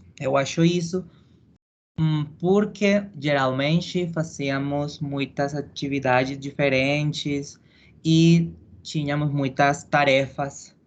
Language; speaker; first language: Portuguese; non-native, learner; Spanish